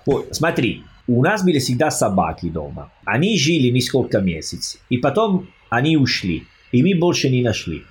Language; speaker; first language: Russian; non-native, learner; Italian